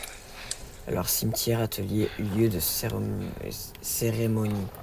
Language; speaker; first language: French; native; French